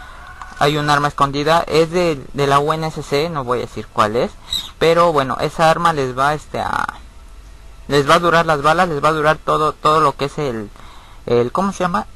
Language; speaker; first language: Spanish; native; Spanish